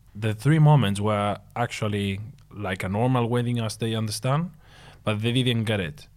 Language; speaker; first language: English; non-native, fluent; Spanish